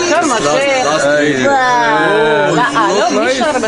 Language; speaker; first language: Arabic; non-native, learner; English